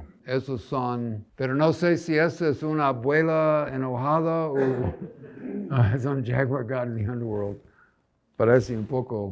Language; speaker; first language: Spanish; non-native, fluent; English